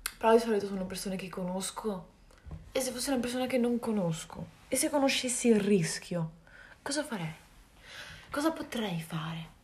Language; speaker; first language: Italian; native; Italian